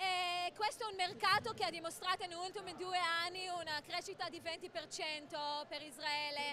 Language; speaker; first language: Italian; non-native, fluent; Hebrew